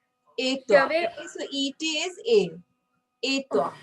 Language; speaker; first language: French; non-native, fluent; Hindi